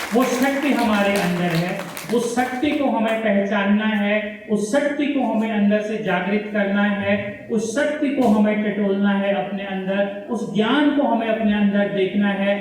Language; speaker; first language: Hindi; native; Hindi